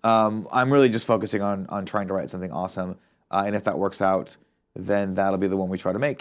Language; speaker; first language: English; native; English